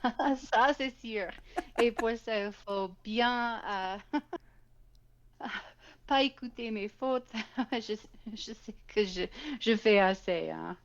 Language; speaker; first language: French; non-native, fluent; English